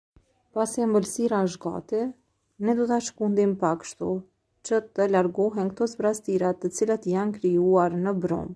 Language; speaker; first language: Albanian; native; Albanian